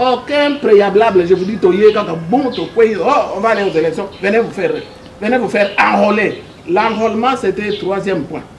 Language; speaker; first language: French; non-native, local second language; Lingala